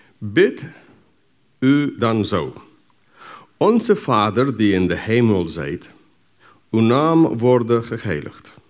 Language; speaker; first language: Dutch; non-native, fluent; English